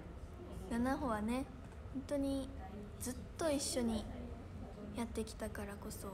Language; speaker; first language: Japanese; native; Japanese